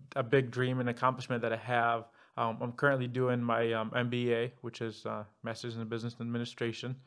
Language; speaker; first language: English; non-native, fluent; Arabic